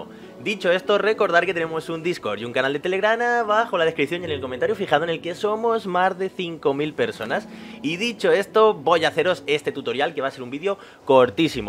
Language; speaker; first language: Spanish; native; Spanish